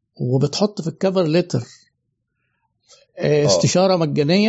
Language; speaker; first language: Arabic; native; Arabic